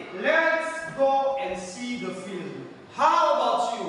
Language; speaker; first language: English; non-native, learner; Indonesian